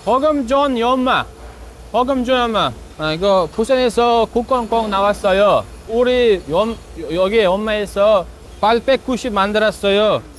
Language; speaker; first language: Korean; non-native, learner; Uzbek